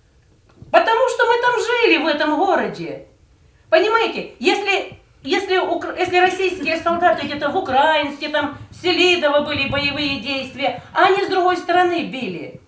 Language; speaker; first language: Russian; native; Russian